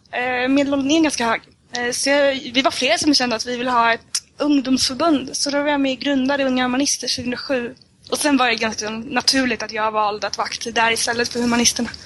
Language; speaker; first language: Swedish; native; Swedish